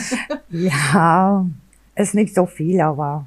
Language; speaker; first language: German; non-native, local second language; Albanian